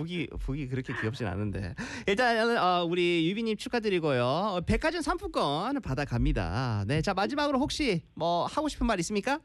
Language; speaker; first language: Korean; native; Korean